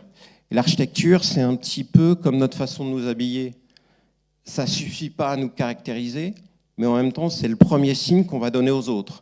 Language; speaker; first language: French; native; French